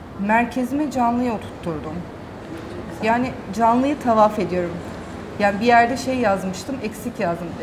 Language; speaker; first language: Turkish; early bilingual, heritage; Turkish